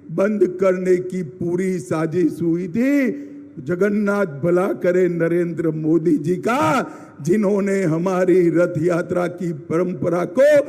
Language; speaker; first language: Hindi; non-native, local second language; Gujarati